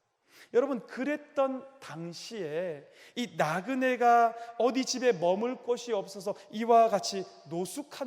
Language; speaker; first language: Korean; native; Korean